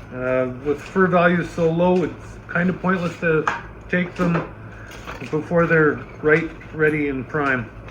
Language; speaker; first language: English; native; English